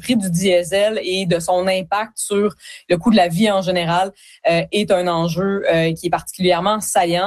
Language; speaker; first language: French; native; French